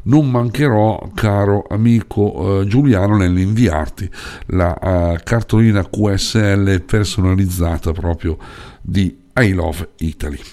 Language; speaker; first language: Italian; native; Italian